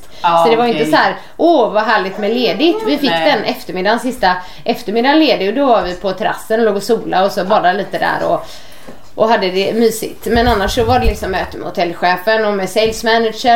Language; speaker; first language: Swedish; native; Swedish